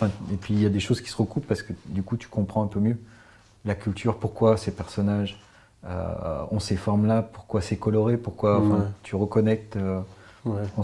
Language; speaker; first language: French; native; French